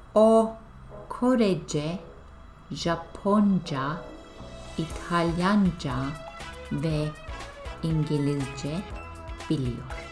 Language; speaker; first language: Turkish; non-native, fluent; English